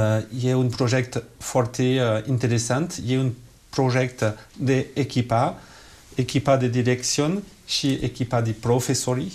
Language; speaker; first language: Romanian; non-native, learner; French